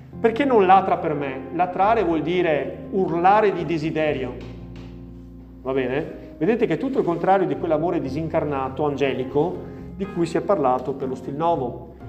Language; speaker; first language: Italian; native; Italian